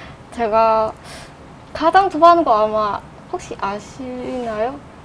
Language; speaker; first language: Korean; non-native, fluent; Vietnamese